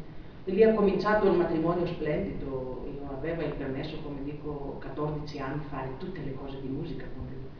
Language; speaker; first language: Italian; non-native, fluent; Greek